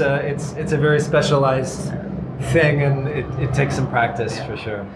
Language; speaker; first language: English; native; English